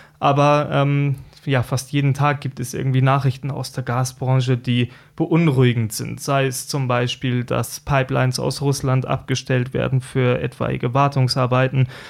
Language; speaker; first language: German; native; German